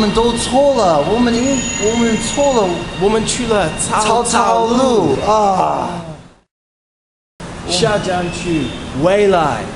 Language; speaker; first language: Chinese; non-native, learner; English